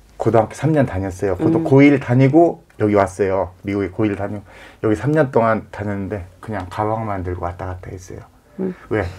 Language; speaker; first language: Korean; native; Korean